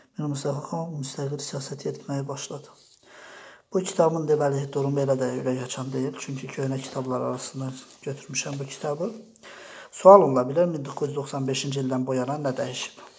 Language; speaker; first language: Azerbaijani; non-native, local second language; Talysh